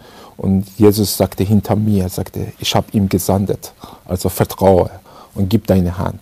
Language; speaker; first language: German; non-native, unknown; Persian